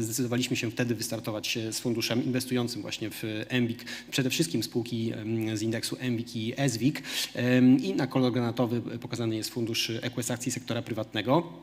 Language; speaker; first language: Polish; native; Polish